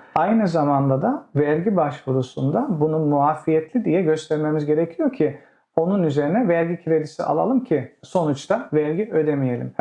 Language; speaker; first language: Turkish; early bilingual, heritage; Turkish